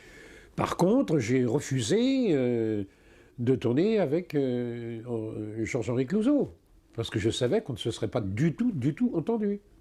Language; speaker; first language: French; native; French